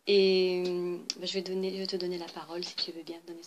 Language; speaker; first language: French; native; French